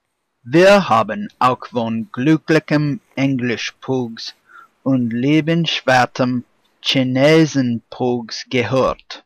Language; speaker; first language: German; non-native, learner; English